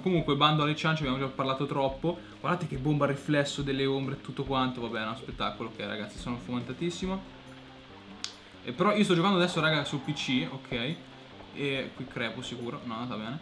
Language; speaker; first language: Italian; native; Italian